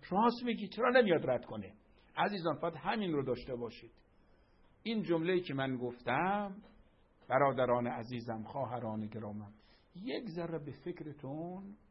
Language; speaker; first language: Persian; native; Persian